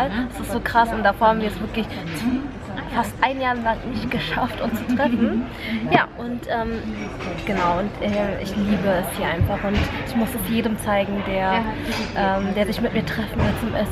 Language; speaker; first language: German; native; German